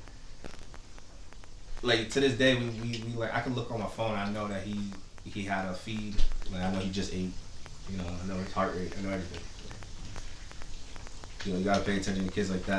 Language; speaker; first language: English; native; English